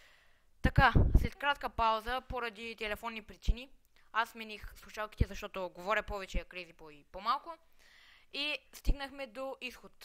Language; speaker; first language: Bulgarian; native; Bulgarian